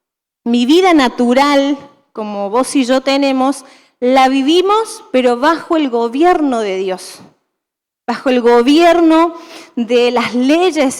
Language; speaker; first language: Spanish; native; Spanish